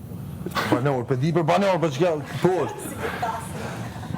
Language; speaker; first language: Albanian; native; Albanian